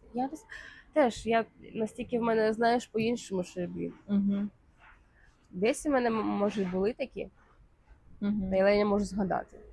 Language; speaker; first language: Ukrainian; native; Ukrainian